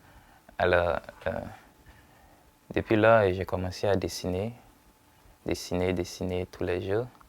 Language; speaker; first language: French; non-native, local second language; Haitian Creole